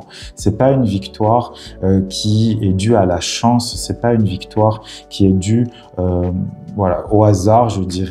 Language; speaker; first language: French; native; French